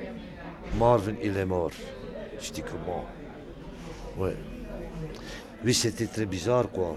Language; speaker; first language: French; non-native, local second language; Dutch